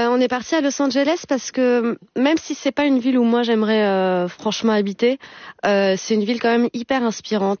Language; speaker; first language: French; native; French